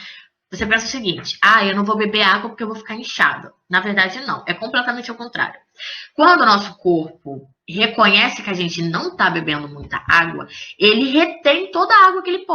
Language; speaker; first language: Portuguese; native; Portuguese